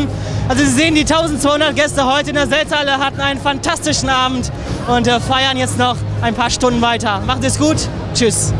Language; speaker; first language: German; native; German